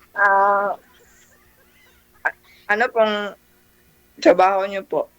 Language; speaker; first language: Filipino; non-native, local second language; Cebuano